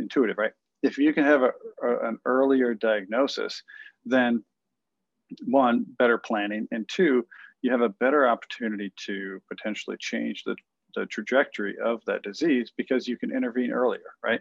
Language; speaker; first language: English; native; English